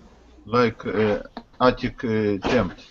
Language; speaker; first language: English; non-native, learner; Russian